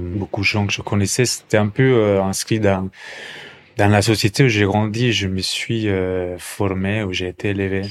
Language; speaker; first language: French; non-native, fluent; Spanish